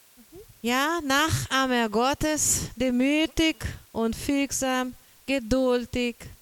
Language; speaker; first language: German; non-native, fluent; Portuguese